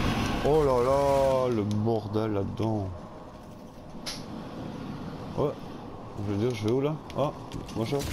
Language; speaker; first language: French; native; French